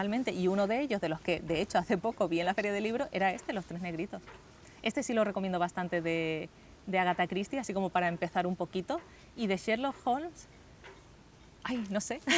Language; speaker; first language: Spanish; native; Spanish